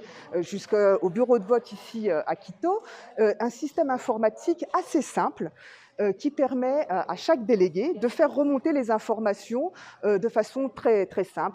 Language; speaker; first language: French; native; French